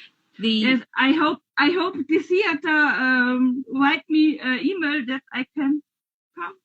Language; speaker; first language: English; non-native, learner; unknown